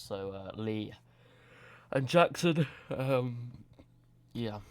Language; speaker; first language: English; native; English